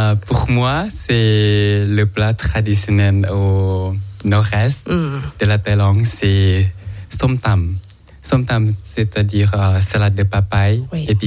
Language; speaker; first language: French; non-native, learner; Thai